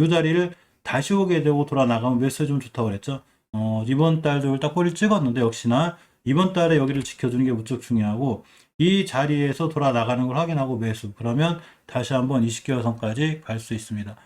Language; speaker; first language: Korean; native; Korean